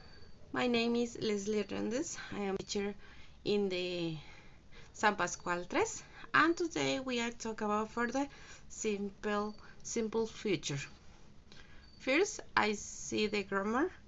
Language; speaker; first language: English; non-native, learner; Spanish